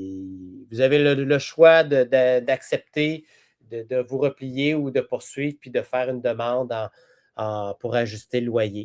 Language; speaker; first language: French; native; French